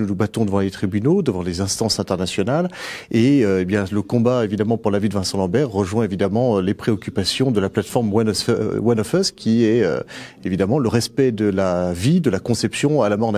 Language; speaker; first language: French; native; French